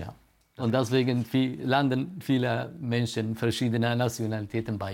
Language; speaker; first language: German; non-native, fluent; Kurdish